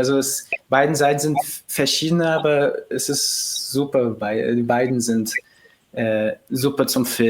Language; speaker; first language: German; early bilingual, heritage; Portuguese